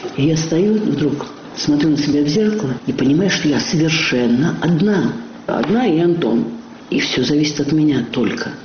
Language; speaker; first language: Russian; native; Russian